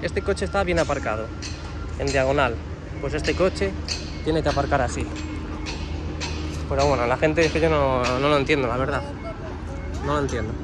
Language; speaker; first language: Spanish; native; Spanish